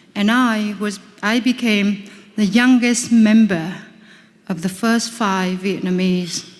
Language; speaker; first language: English; non-native, fluent; Vietnamese